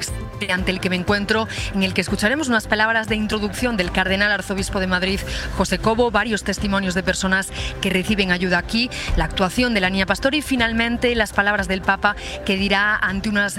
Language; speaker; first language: Spanish; native; Spanish